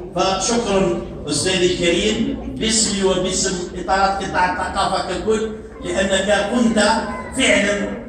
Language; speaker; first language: Arabic; native; Arabic